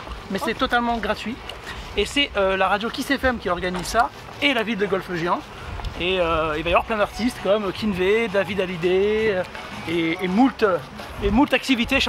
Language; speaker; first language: French; native; French